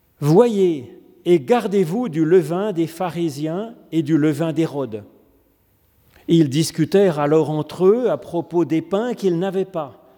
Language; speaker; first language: French; native; French